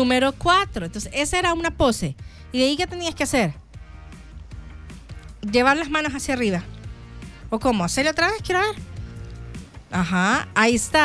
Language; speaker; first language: Spanish; native; Spanish